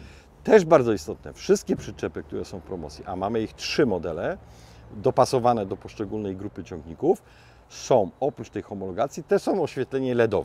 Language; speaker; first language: Polish; native; Polish